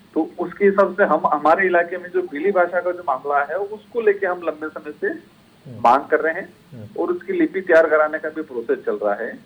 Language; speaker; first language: Hindi; non-native, local second language; Bhili